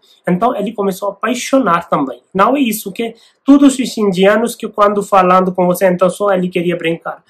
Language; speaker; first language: Portuguese; non-native, learner; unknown